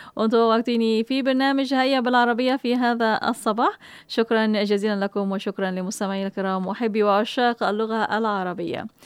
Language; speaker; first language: Arabic; non-native, fluent; Malay